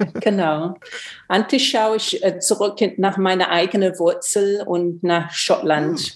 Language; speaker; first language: German; non-native, fluent; English